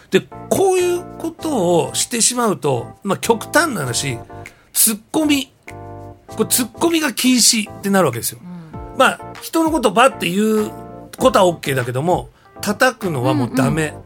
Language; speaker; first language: Japanese; native; Japanese